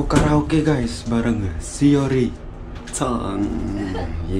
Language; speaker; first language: Japanese; non-native, learner; Indonesian